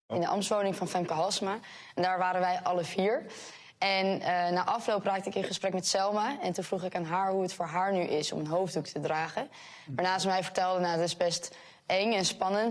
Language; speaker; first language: Dutch; native; Dutch